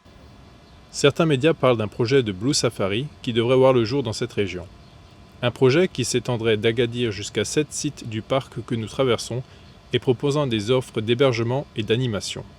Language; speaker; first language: French; native; French